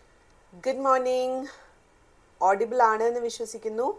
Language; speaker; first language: Malayalam; native; Malayalam